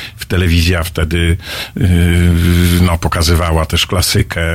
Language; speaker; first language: Polish; native; Polish